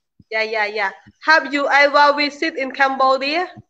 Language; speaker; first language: English; non-native, learner; Khmer